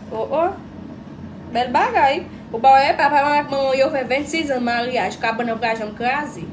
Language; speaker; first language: Haitian Creole; non-native, fluent; Portuguese